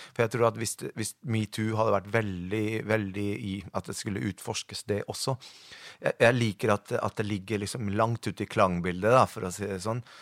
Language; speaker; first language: Norwegian; early bilingual, other home language; Spanish